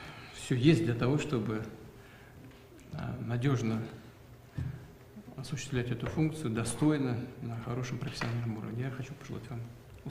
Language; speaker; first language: Russian; native; Russian